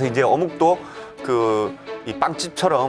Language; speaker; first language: Korean; native; Korean